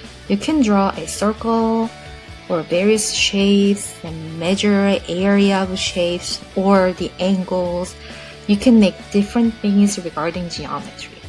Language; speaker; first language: English; non-native, fluent; Korean